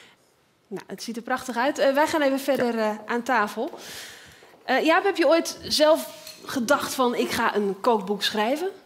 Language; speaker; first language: Dutch; native; Dutch